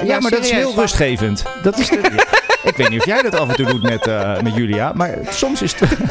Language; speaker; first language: Dutch; native; Dutch